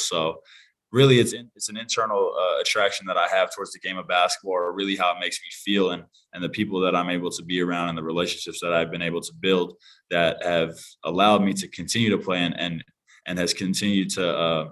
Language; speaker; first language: English; native; English